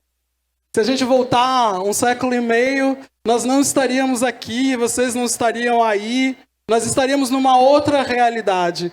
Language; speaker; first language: Portuguese; native; Portuguese